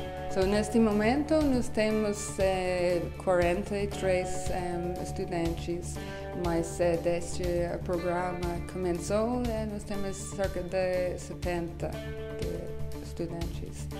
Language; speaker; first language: Portuguese; non-native, fluent; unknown